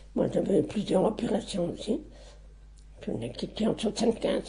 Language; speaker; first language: French; non-native, local second language; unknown